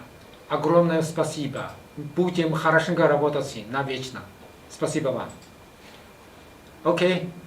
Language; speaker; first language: Russian; non-native, fluent; Chinese